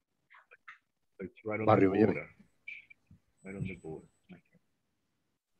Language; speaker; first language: English; non-native, fluent; Spanish